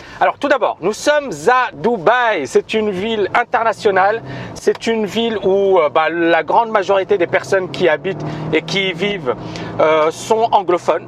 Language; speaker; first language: French; non-native, local second language; Arabic